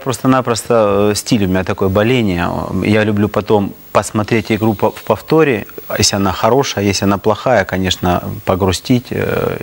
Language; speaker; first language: Russian; native; Russian